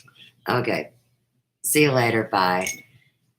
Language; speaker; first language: English; native; English